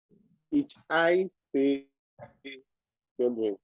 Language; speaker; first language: German; non-native, learner; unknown